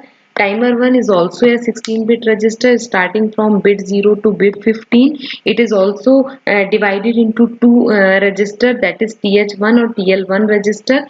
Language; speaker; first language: English; non-native, local second language; Hindi